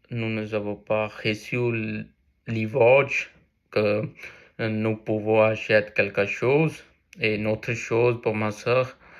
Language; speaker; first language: French; non-native, learner; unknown